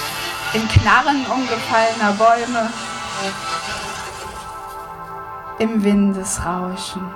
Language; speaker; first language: German; native; German